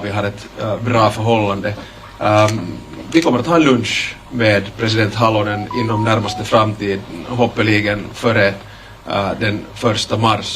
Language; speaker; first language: Swedish; native; Swedish